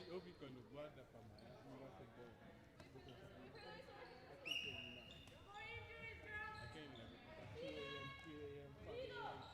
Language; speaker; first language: Portuguese; non-native, learner; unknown